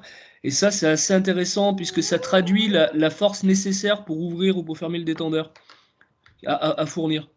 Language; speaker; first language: French; native; French